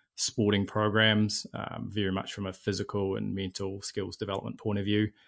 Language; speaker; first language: English; native; English